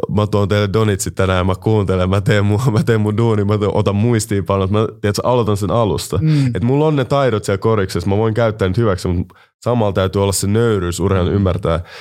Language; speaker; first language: Finnish; native; Finnish